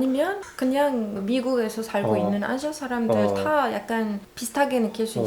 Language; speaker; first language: Korean; non-native, fluent; Arabic